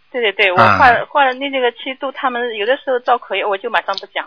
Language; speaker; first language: Chinese; native; Chinese